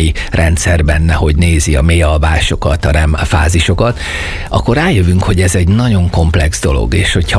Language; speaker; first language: Hungarian; native; Hungarian